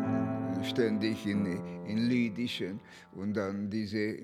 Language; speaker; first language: German; non-native, fluent; Hungarian